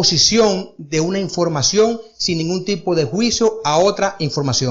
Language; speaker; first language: Spanish; native; Spanish